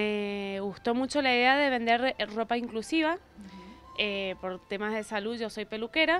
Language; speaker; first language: Spanish; native; Spanish